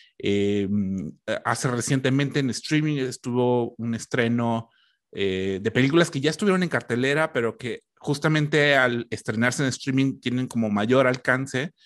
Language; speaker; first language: Spanish; native; Spanish